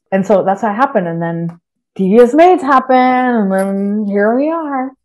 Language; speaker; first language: English; early bilingual, other home language; Spanish